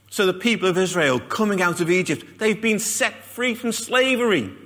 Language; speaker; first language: English; native; English